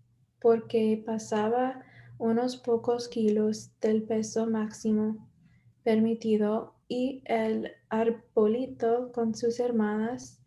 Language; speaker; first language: Spanish; non-native, learner; English